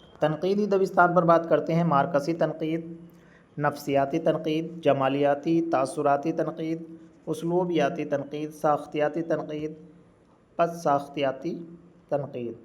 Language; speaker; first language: Urdu; native; Urdu